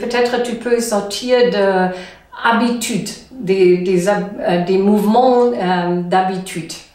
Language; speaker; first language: French; non-native, learner; German